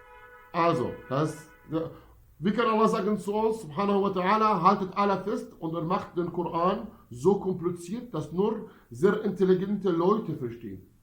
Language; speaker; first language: German; non-native, fluent; Arabic